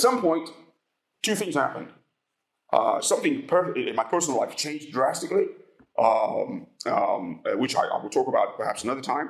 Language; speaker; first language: English; non-native, local second language; Ganda